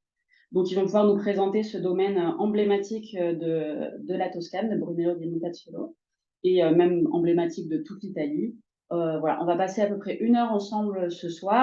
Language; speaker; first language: French; native; French